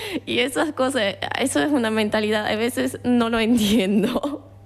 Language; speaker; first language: Spanish; non-native, fluent; German